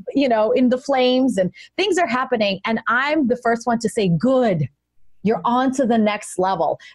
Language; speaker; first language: English; early bilingual, other home language; Russian